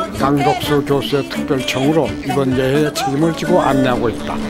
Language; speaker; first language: Korean; native; Korean